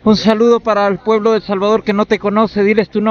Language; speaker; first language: Spanish; native; Spanish